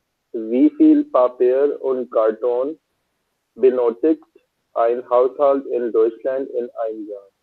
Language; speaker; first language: German; non-native, learner; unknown